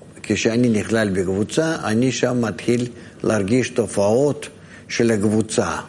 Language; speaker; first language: Hebrew; non-native, fluent; Russian